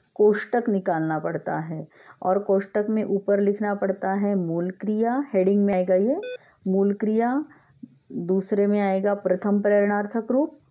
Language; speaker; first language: Hindi; non-native, local second language; Marathi